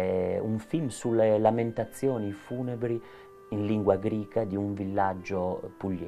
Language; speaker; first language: Italian; native; Italian